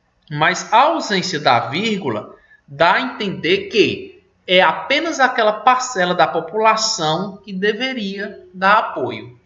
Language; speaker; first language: Portuguese; native; Portuguese